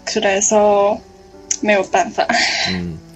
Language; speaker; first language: Korean; non-native, learner; Chinese